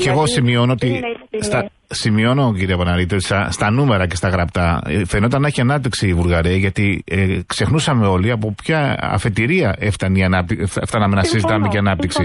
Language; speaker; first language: Greek; native; Greek